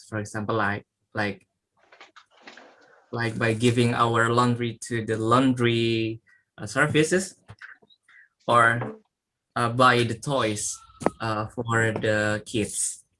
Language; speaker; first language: English; non-native, learner; Indonesian